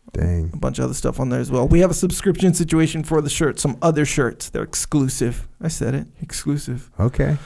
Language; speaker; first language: English; native; English